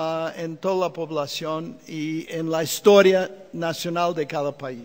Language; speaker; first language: Spanish; non-native, fluent; English